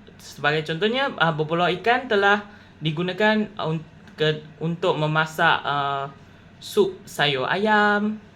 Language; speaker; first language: Malay; non-native, local second language; Chinese